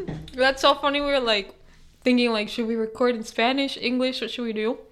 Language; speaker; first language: English; early bilingual, other home language; Spanish